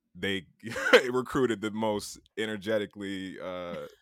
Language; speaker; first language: English; native; English